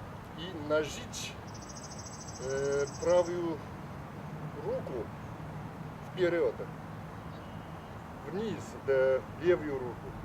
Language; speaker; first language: Russian; non-native, learner; Chinese